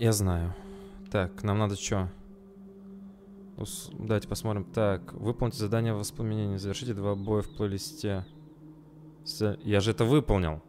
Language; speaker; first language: Russian; native; Russian